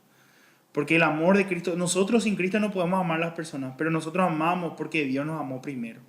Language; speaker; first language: Spanish; native; Spanish